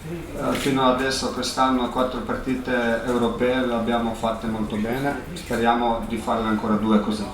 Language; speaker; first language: Italian; non-native, fluent; Slovenian